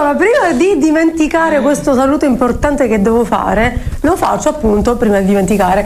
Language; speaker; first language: Italian; native; Italian